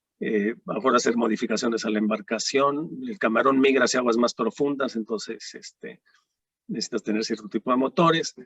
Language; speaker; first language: Spanish; native; Spanish